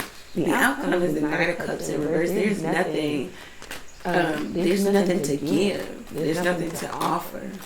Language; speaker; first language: English; native; English